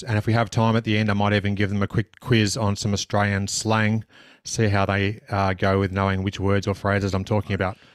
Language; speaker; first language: English; native; English